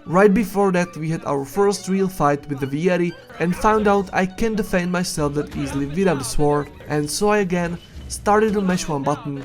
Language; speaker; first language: English; non-native, fluent; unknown